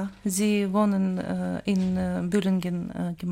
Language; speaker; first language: German; non-native, learner; Ukrainian